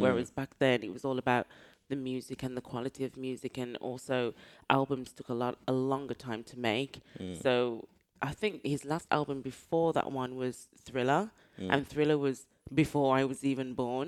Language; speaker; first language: English; native; English